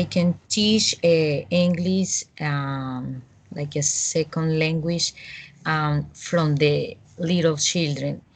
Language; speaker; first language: English; non-native, learner; Spanish